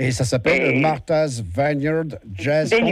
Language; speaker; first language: French; native; French